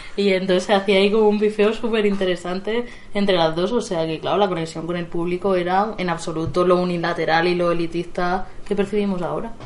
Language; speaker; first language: Spanish; native; Spanish